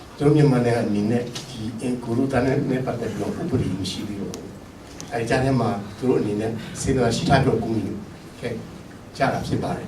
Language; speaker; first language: Burmese; non-native, local second language; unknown